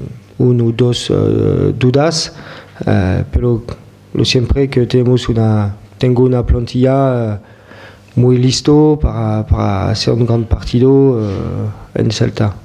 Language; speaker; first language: Spanish; non-native, fluent; French